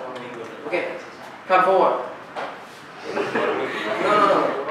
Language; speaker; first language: English; non-native, learner; Indonesian